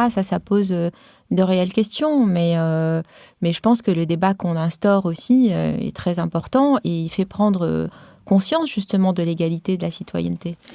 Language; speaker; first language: French; non-native, local second language; Arabic